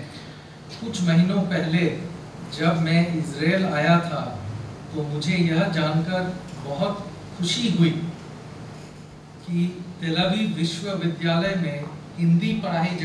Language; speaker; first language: Hindi; non-native, local second language; Bangla